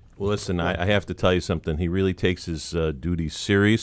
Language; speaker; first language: English; native; English